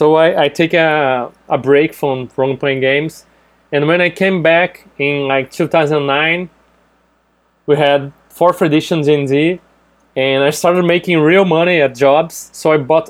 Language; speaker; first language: English; non-native, fluent; Portuguese